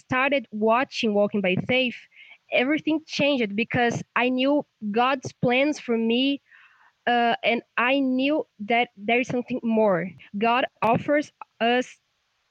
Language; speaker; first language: English; non-native, fluent; Portuguese